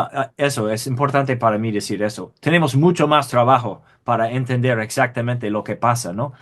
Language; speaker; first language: Spanish; non-native, fluent; English